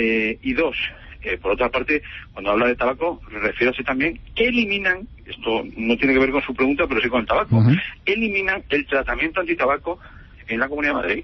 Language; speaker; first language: Spanish; native; Spanish